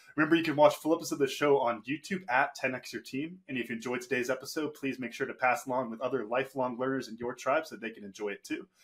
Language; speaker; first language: English; native; English